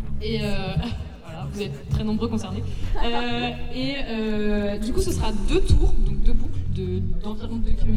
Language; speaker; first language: French; native; French